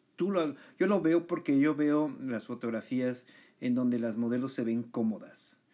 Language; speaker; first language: Spanish; native; Spanish